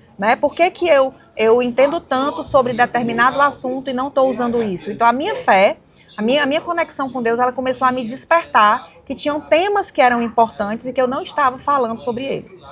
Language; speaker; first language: Portuguese; native; Portuguese